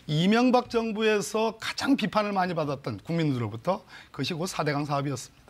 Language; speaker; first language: Korean; native; Korean